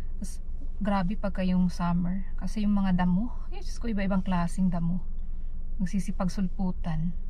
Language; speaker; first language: Filipino; native; Filipino